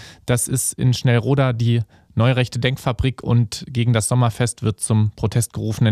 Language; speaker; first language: German; native; German